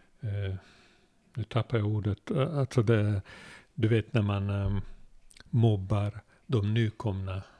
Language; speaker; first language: Swedish; non-native, fluent; Hungarian